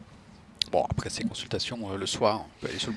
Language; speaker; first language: French; native; French